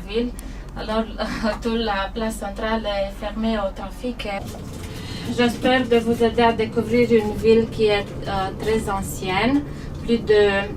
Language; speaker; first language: French; non-native, fluent; Romanian